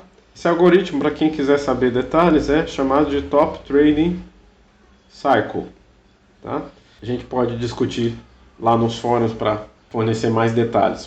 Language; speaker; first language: Portuguese; native; Portuguese